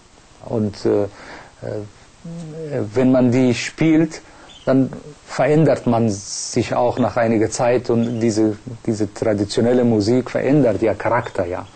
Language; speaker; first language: German; non-native, fluent; Persian